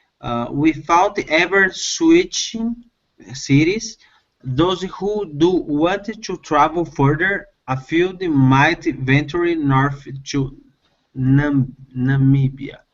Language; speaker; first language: English; non-native, learner; Portuguese